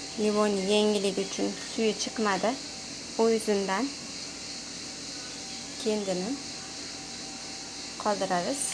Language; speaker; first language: Turkish; non-native, learner; Uzbek